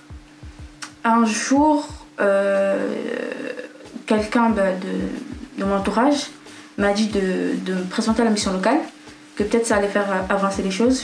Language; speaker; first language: French; non-native, local second language; Arabic